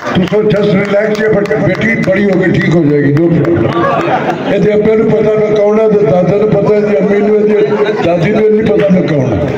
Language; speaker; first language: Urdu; non-native, local second language; Punjabi